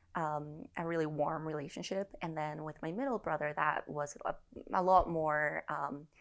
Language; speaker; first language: English; early bilingual, other home language; Spanish